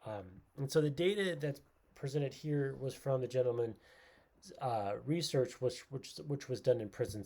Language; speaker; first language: English; native; English